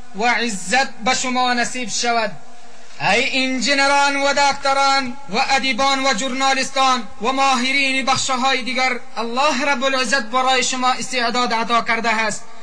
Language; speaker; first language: Persian; non-native, local second language; Pashto